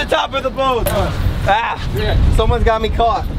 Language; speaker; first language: English; native; English